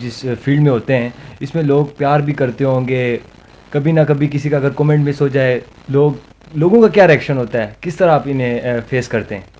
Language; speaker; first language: Urdu; non-native, local second language; Punjabi